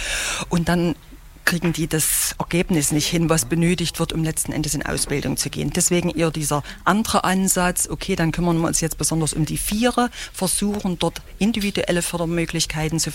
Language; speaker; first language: German; native; German